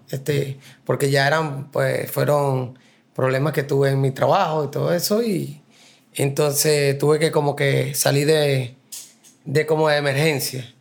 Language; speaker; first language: Spanish; native; Spanish